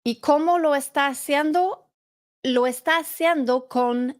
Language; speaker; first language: Spanish; non-native, learner; English